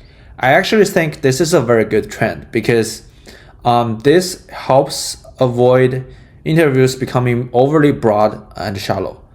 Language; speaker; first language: English; non-native, fluent; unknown